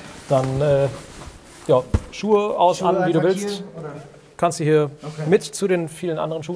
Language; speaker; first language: German; native; German